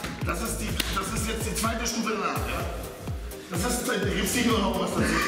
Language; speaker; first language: German; native; German